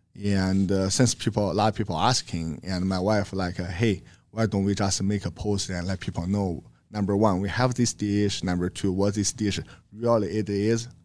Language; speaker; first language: English; non-native, learner; Chinese